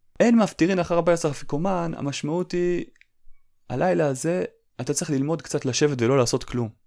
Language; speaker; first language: Hebrew; native; Hebrew